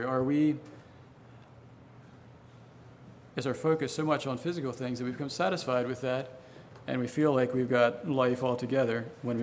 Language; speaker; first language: English; native; English